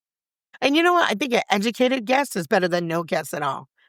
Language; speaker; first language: English; native; English